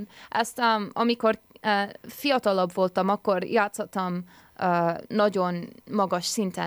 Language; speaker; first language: Hungarian; early bilingual, heritage; English